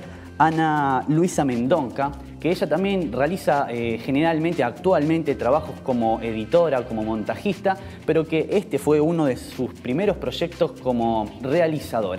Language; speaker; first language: Spanish; native; Spanish